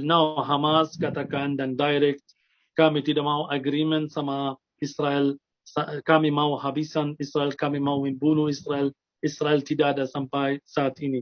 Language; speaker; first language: Indonesian; non-native, fluent; Arabic